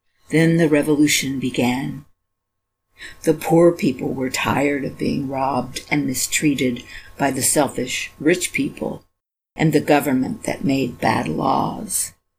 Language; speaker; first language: English; native; English